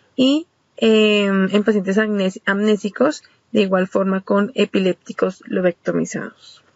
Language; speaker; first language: Spanish; native; Spanish